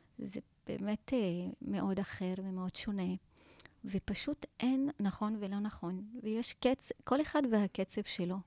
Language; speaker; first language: Hebrew; non-native, local second language; Arabic